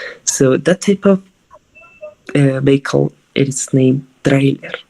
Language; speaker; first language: English; non-native, fluent; Spanish